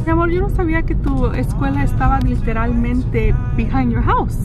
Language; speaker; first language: Spanish; native; Spanish